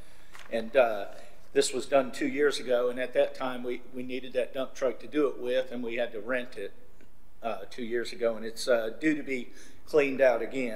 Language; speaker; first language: English; native; English